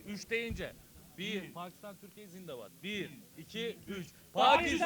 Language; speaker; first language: Turkish; native; Turkish